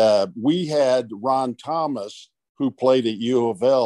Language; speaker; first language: English; native; English